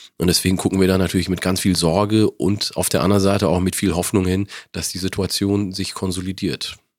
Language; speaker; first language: German; early bilingual, other home language; Oromo